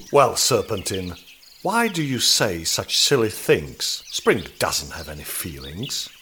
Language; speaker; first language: English; non-native, fluent; Czech